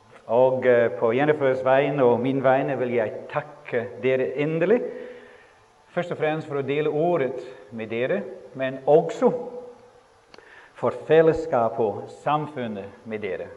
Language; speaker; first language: Norwegian; non-native, fluent; English